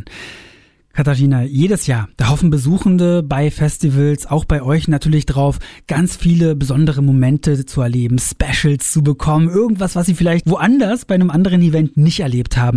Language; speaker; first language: German; native; German